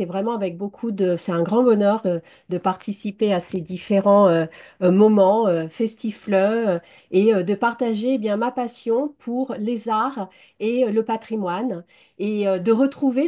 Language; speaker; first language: French; native; French